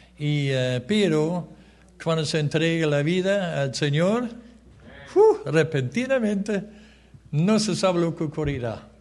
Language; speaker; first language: Spanish; early bilingual, other home language; German